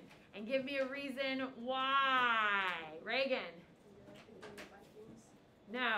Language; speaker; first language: English; native; English